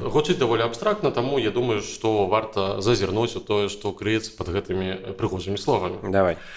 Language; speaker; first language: Belarusian; native; Belarusian